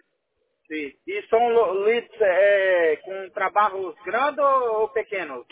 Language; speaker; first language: Spanish; non-native, learner; Portuguese